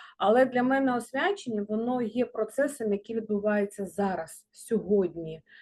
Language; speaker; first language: Ukrainian; non-native, local second language; Russian